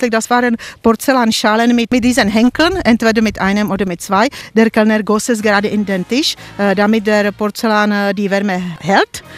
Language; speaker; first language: German; non-native, fluent; Czech